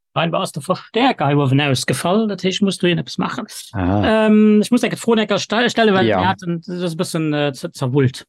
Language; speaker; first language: Luxembourgish; native; Luxembourgish